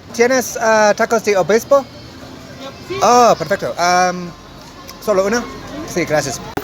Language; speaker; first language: Spanish; non-native, learner; English